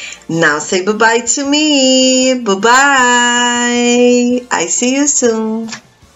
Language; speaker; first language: English; non-native, fluent; Portuguese